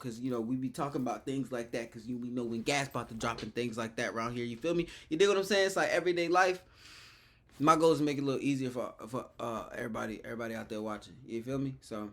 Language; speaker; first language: English; native; English